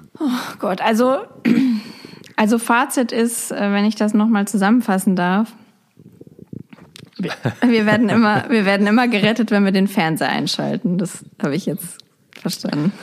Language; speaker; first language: German; native; German